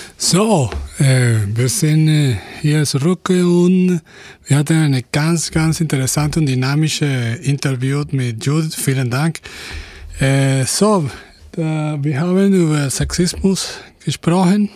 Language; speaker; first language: German; non-native, fluent; Spanish